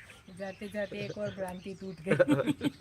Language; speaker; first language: Hindi; native; Hindi